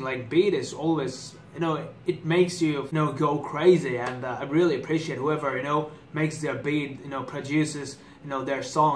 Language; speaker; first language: English; non-native, fluent; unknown